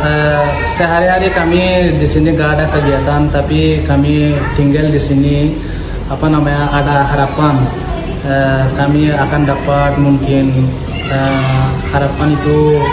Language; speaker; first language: Indonesian; non-native, learner; Rohingya